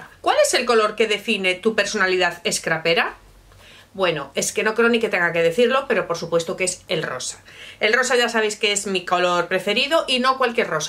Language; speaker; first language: Spanish; native; Spanish